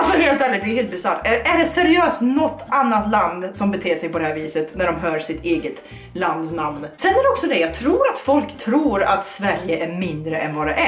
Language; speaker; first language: Swedish; native; Swedish